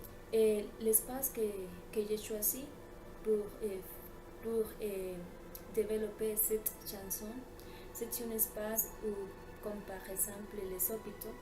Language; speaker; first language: French; non-native, learner; Spanish